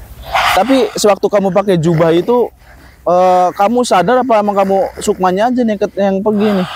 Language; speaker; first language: Indonesian; non-native, local second language; Sundanese